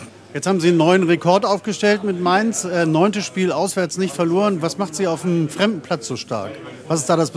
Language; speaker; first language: German; native; German